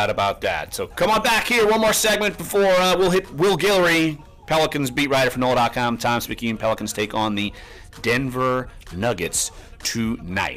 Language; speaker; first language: English; native; English